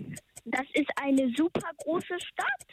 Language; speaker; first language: German; early bilingual, heritage; German